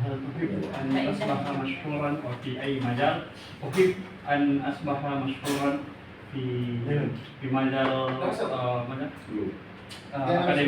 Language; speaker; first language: Arabic; non-native, learner; Indonesian